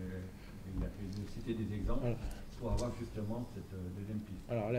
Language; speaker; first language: French; native; French